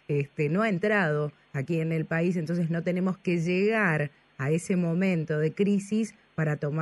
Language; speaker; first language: Spanish; native; Spanish